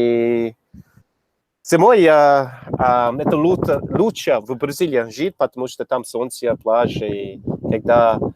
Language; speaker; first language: Russian; non-native, learner; English